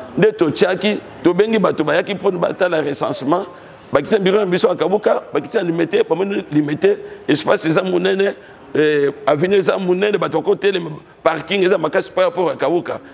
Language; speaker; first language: Lingala; native; Lingala